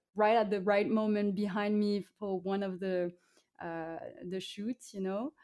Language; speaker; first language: English; non-native, fluent; French